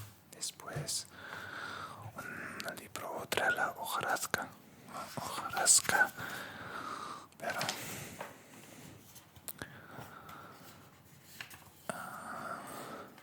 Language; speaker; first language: Spanish; non-native, learner; Russian